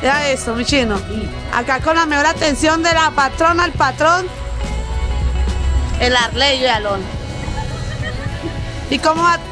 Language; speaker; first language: Spanish; native; Spanish